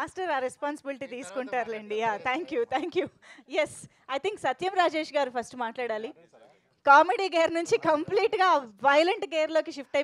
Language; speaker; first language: Telugu; native; Telugu